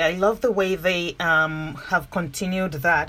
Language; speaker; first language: English; non-native, local second language; Yoruba